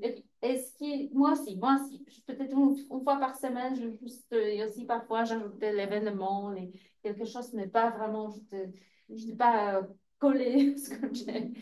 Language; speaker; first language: French; non-native, fluent; Polish